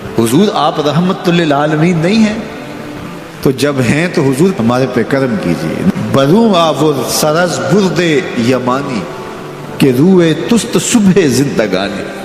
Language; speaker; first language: Urdu; non-native, local second language; Punjabi